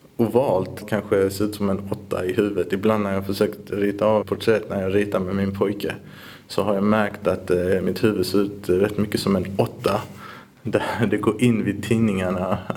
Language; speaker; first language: Swedish; early bilingual, other home language; Persian